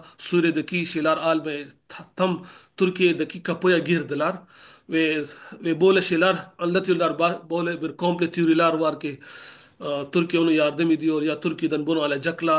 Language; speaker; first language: Turkish; non-native, learner; Urdu